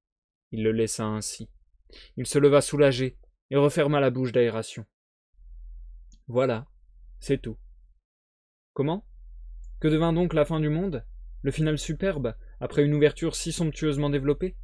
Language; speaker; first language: French; native; French